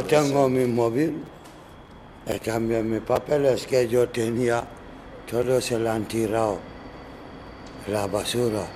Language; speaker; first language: Spanish; non-native, learner; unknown